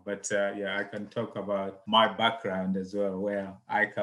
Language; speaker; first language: English; non-native, local second language; Nyanja